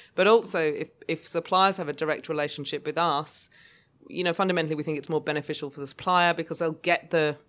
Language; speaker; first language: English; native; English